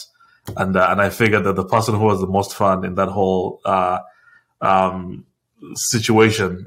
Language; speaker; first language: English; non-native, local second language; Ganda